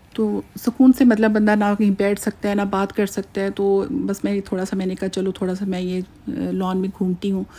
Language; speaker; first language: Urdu; native; Urdu